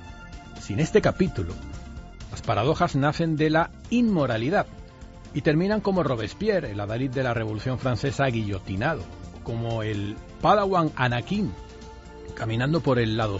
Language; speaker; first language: Spanish; native; Spanish